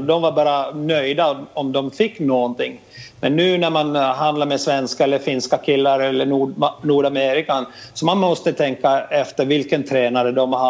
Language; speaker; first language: Swedish; non-native, fluent; Finnish